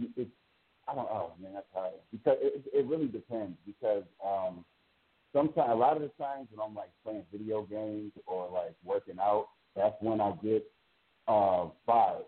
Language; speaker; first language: English; native; English